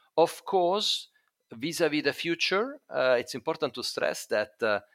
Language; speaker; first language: English; non-native, fluent; Italian